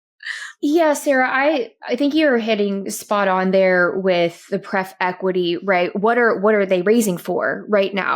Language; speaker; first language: English; native; English